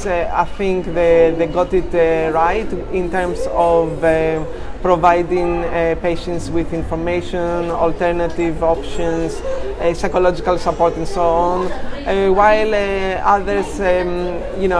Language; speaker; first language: English; non-native, fluent; Greek